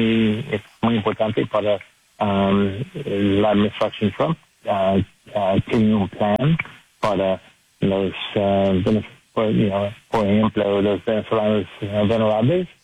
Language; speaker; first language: Spanish; non-native, learner; English